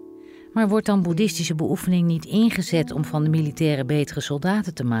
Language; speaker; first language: Dutch; native; Dutch